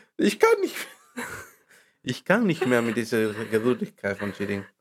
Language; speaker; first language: German; non-native, learner; Spanish